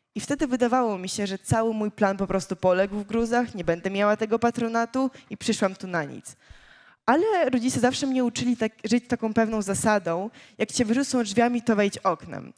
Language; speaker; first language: Polish; early bilingual, other home language; Ukrainian